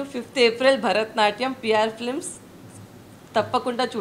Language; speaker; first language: Telugu; non-native, fluent; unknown